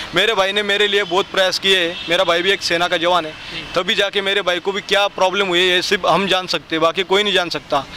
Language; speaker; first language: Hindi; non-native, local second language; Marathi